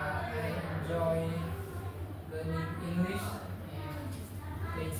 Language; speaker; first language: English; non-native, learner; Vietnamese